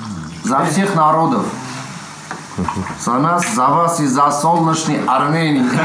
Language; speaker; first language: Russian; non-native, fluent; Armenian